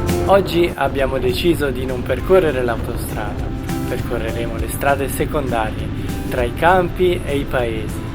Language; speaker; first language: Italian; native; Italian